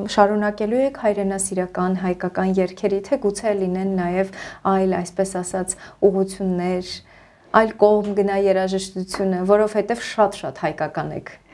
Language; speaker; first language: Armenian; native; Armenian